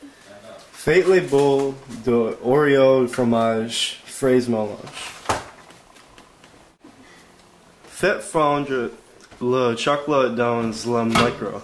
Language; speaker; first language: French; non-native, learner; English